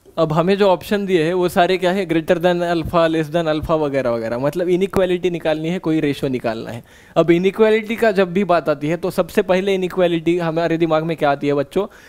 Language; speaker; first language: Hindi; non-native, local second language; Marathi